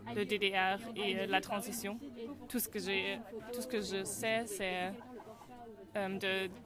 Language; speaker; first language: French; non-native, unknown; German